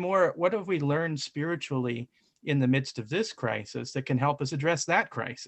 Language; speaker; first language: English; native; English